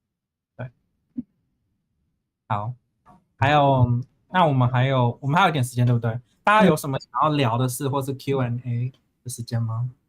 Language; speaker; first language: Chinese; native; Chinese